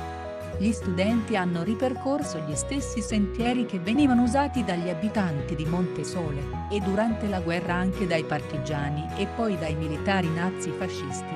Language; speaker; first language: Italian; native; Italian